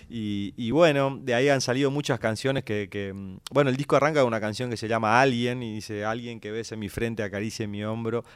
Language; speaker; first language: Spanish; native; Spanish